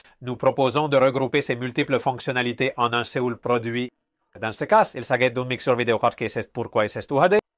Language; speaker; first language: French; non-native, fluent; Spanish